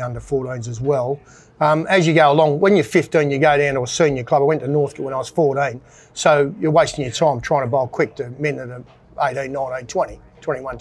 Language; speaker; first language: English; native; English